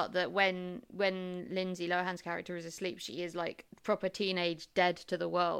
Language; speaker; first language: English; native; English